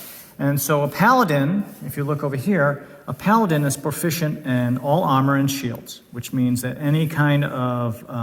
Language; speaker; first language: English; native; English